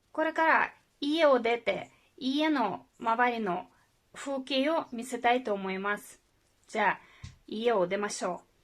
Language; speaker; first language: Japanese; non-native, fluent; Russian